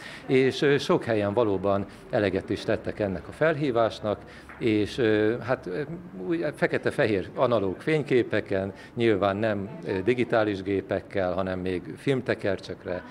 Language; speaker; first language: Hungarian; native; Hungarian